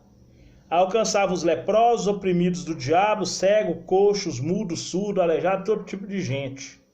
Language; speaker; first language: Portuguese; native; Portuguese